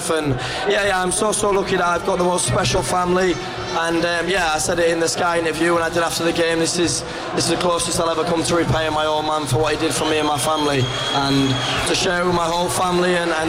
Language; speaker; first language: English; native; English